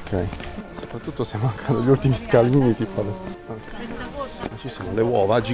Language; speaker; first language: Italian; native; Italian